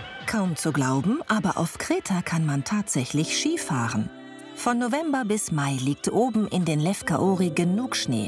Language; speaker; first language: German; native; German